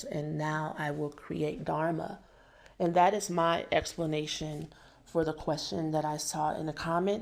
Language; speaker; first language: English; native; English